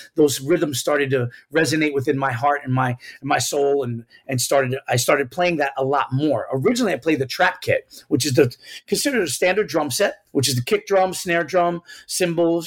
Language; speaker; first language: English; early bilingual, other home language; Spanish